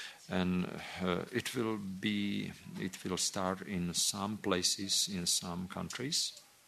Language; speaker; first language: English; non-native, fluent; Slovak